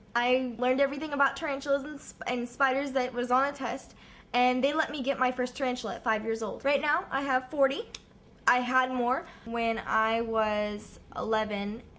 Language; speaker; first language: English; native; English